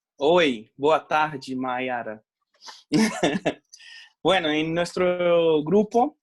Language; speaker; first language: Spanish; non-native, fluent; Portuguese